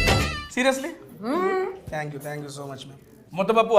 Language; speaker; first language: Telugu; native; Telugu